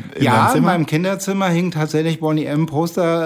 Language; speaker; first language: German; native; German